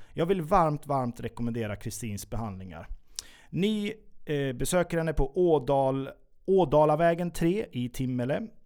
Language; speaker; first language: Swedish; native; Swedish